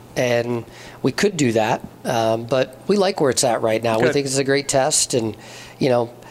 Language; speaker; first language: English; native; English